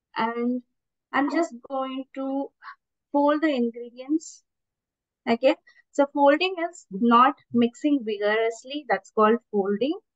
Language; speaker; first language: English; non-native, local second language; Tamil